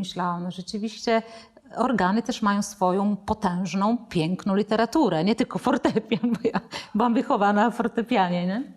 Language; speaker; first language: Polish; non-native, fluent; Italian